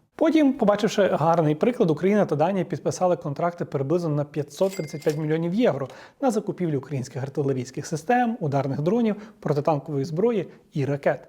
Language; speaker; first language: Ukrainian; native; Ukrainian